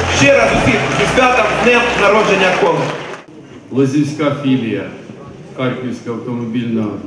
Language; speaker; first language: Ukrainian; native; Ukrainian